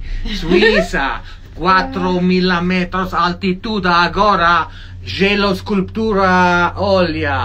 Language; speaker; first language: Portuguese; non-native, learner; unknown